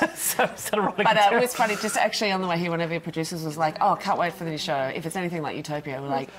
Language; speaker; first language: English; native; English